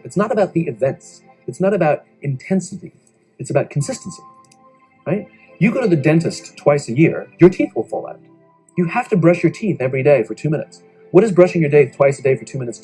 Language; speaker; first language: English; native; English